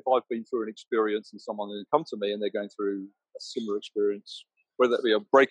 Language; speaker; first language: English; native; English